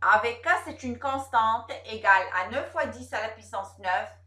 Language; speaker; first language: French; non-native, local second language; Arabic